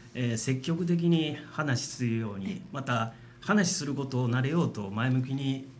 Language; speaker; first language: Japanese; native; Japanese